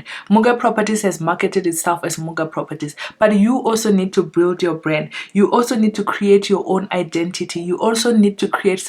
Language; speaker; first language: English; non-native, local second language; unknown